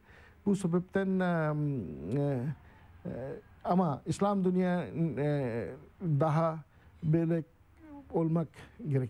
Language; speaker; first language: Turkish; non-native, learner; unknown